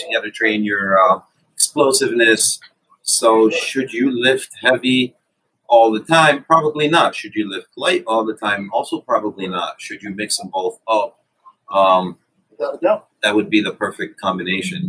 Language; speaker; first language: English; non-native, fluent; Arabic